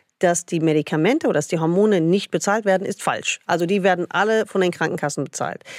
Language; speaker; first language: German; non-native, fluent; English